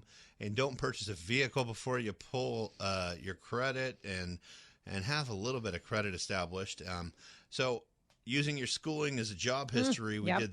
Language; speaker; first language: English; native; English